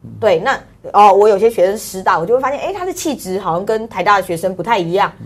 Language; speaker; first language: Chinese; non-native, local second language; Hakka Chinese